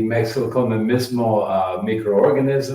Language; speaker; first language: Spanish; non-native, learner; English